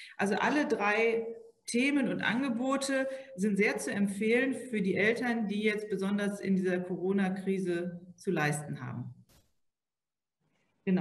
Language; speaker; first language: German; native; German